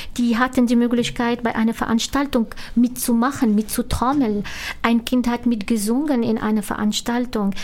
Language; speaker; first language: German; non-native, fluent; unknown